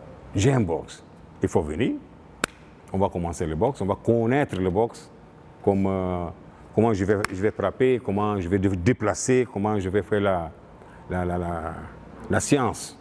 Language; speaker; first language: French; non-native, fluent; Portuguese